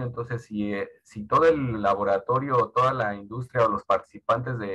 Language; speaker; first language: Spanish; native; Spanish